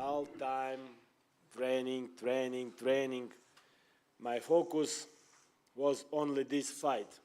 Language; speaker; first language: English; non-native, learner; Ukrainian